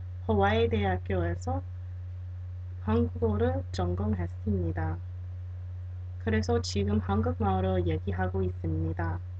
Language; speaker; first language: Korean; non-native, fluent; English